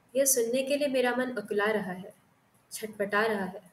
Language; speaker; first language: Hindi; non-native, local second language; Marathi